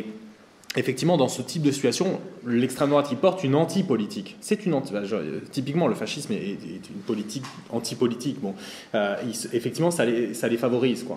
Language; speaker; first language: French; native; French